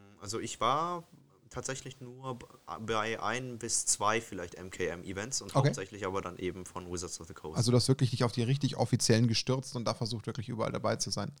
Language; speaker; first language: German; native; German